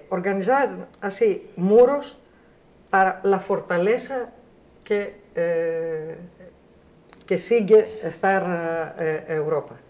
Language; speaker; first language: Spanish; non-native, learner; Greek